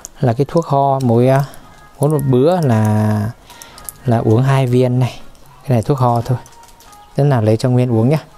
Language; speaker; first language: Vietnamese; non-native, local second language; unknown